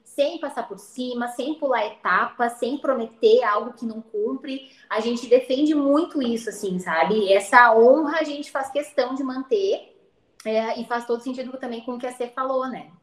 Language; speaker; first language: Portuguese; native; Portuguese